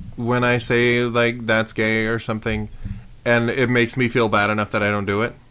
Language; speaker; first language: English; native; English